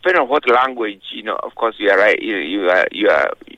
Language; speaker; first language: English; non-native, local second language; Kikuyu